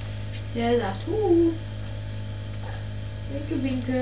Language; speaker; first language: German; native; German